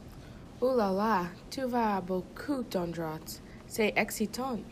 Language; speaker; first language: French; non-native, learner; English